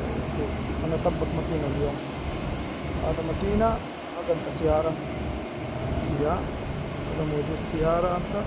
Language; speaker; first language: Arabic; non-native, learner; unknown